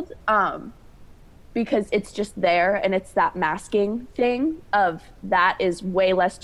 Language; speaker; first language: English; native; English